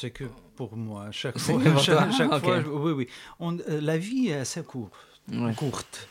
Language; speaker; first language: French; non-native, fluent; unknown